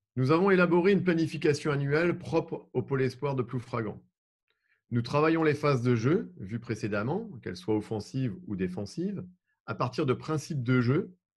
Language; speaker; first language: French; native; French